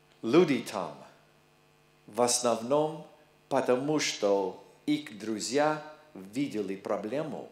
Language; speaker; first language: Russian; non-native, learner; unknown